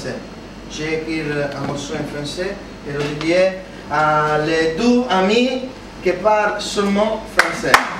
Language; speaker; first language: French; non-native, learner; Italian